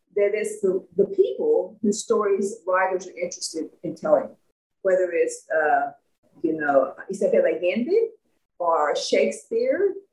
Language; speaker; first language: English; native; English